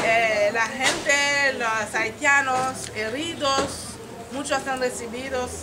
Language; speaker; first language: Spanish; non-native, fluent; Haitian Creole